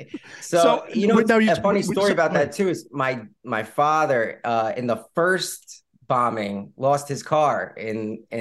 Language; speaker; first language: English; native; English